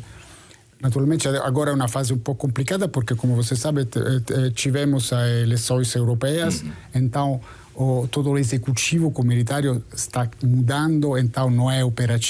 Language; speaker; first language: Portuguese; non-native, fluent; Italian